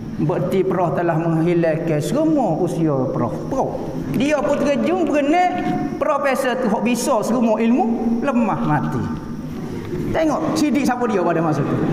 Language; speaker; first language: Malay; native; Malay